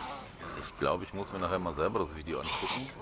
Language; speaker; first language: German; native; German